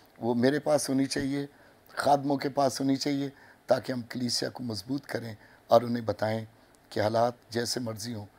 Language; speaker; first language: Urdu; non-native, local second language; Punjabi